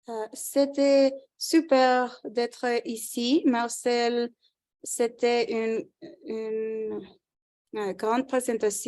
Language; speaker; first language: French; non-native, fluent; Spanish